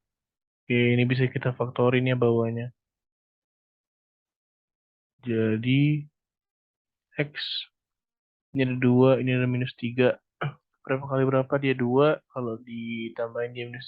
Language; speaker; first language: Indonesian; native; Indonesian